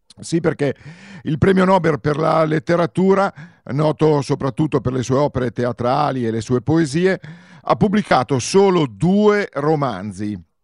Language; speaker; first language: Italian; native; Italian